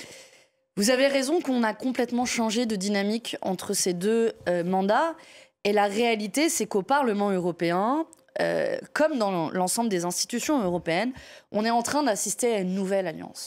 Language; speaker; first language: French; native; French